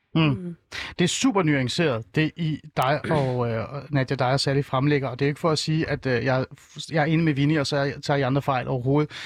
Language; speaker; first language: Danish; early bilingual, other home language; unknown